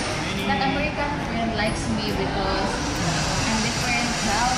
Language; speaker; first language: English; non-native, local second language; Cebuano